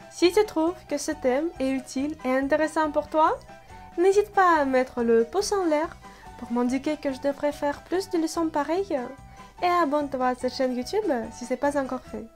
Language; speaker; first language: French; non-native, fluent; Russian